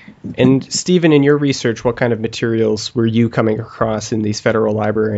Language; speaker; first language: English; native; English